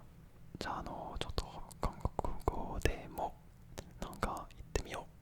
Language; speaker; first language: Japanese; non-native, fluent; French